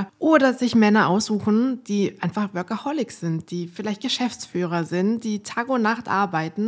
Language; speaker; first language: German; native; German